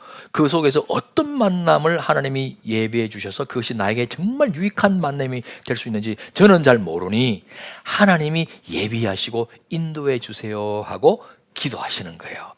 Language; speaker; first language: Korean; native; Korean